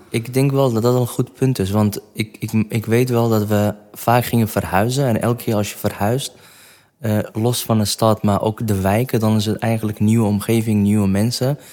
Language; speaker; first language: Dutch; non-native, fluent; Kurdish